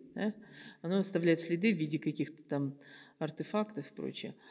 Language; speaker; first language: Russian; native; Russian